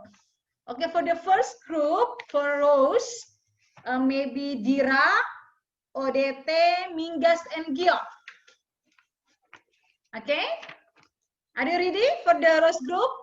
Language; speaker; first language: English; non-native, fluent; Indonesian